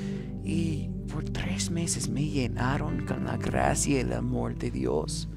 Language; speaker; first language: Spanish; non-native, fluent; English